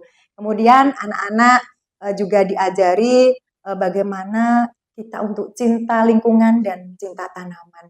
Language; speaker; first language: Indonesian; non-native, local second language; Javanese